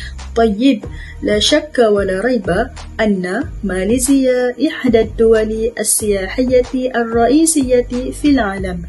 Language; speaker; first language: Arabic; non-native, learner; Malay